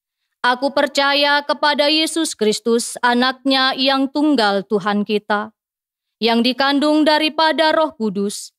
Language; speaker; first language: Indonesian; native; Indonesian